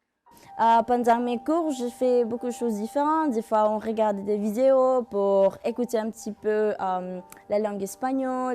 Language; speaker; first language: French; non-native, fluent; Spanish